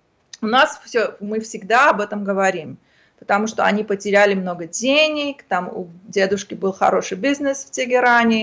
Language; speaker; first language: Russian; early bilingual, other home language; Armenian